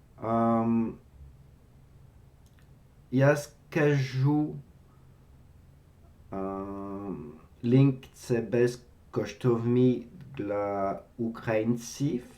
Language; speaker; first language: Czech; non-native, learner; French